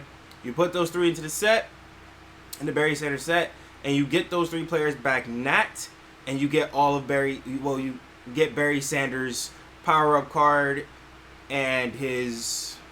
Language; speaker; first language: English; native; English